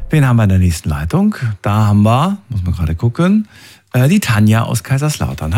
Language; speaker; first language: German; native; German